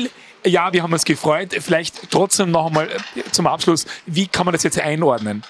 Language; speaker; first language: German; native; German